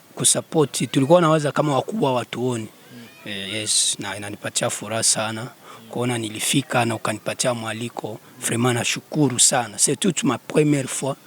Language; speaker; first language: Swahili; native; Swahili